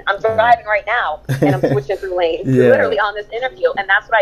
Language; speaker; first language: English; early bilingual, other home language; German